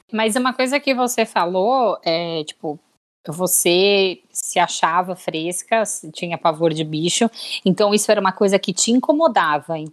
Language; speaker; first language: Portuguese; native; Portuguese